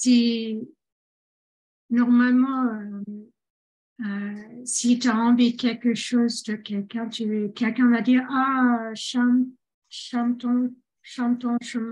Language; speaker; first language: French; non-native, fluent; English